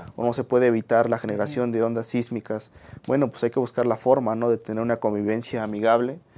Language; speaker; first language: Spanish; native; Spanish